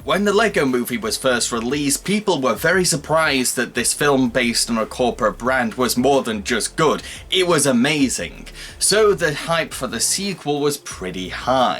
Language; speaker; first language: English; native; English